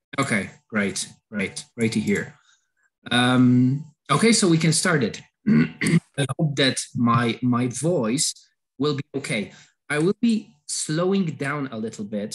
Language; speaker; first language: English; non-native, fluent; Polish